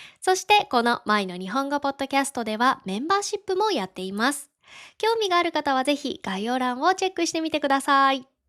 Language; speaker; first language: Japanese; native; Japanese